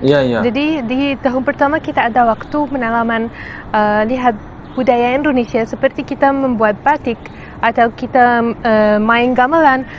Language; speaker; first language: Indonesian; non-native, learner; Arabic